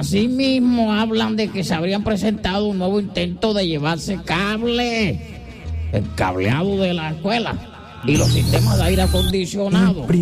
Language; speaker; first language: Spanish; native; Spanish